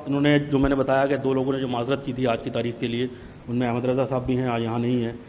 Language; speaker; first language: Urdu; native; Urdu